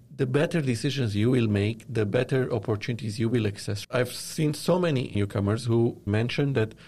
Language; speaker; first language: English; non-native, fluent; Arabic